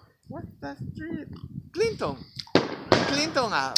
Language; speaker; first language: English; non-native, learner; Spanish